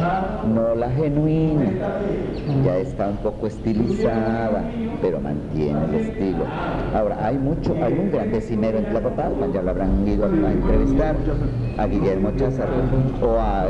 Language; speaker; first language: Spanish; native; Spanish